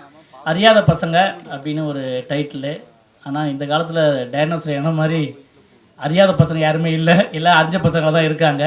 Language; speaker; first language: Tamil; native; Tamil